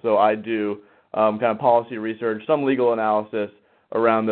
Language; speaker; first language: English; native; English